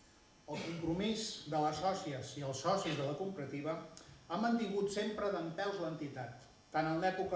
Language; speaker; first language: Catalan; native; Catalan